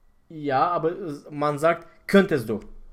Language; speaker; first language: German; non-native, fluent; Romanian